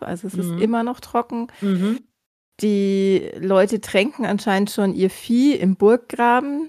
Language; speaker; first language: German; native; German